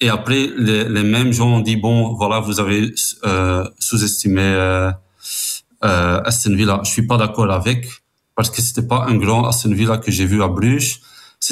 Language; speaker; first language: French; non-native, fluent; Dutch